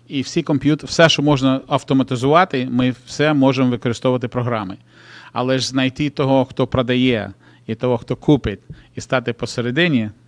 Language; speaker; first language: Ukrainian; non-native, local second language; Russian